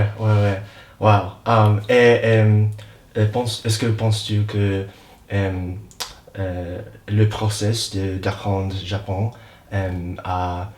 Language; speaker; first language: French; non-native, learner; English